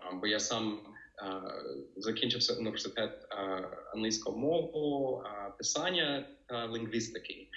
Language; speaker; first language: Ukrainian; non-native, fluent; English